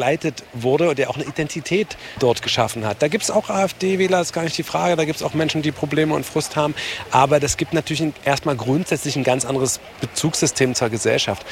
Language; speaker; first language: German; native; German